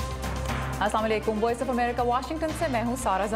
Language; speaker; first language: Urdu; native; Urdu